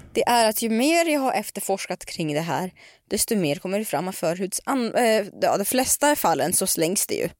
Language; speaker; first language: Swedish; native; Swedish